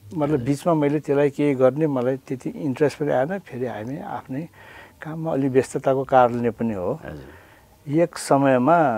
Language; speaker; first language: Nepali; non-native, local second language; Newari